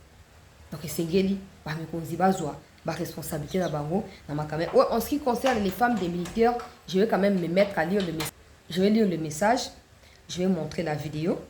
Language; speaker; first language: French; non-native, local second language; Lingala